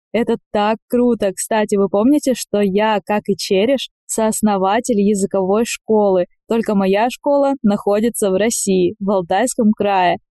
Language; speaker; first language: Russian; native; Russian